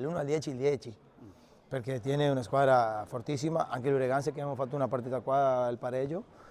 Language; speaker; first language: Italian; non-native, fluent; Spanish